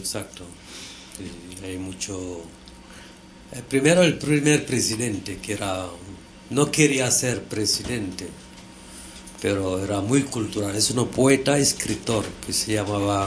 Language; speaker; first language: Spanish; non-native, fluent; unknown